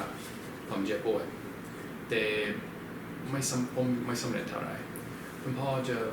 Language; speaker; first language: Thai; non-native, learner; English